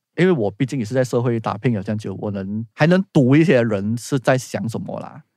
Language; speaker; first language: Chinese; native; Chinese